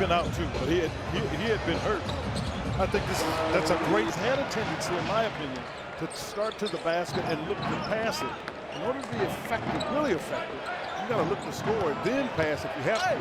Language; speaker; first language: English; native; English